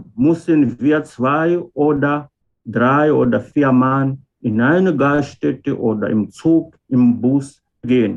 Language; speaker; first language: German; non-native, learner; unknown